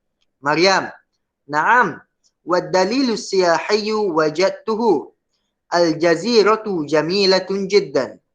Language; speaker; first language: Arabic; non-native, fluent; Malay